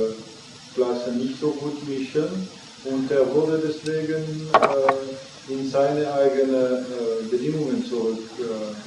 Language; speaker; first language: German; non-native, fluent; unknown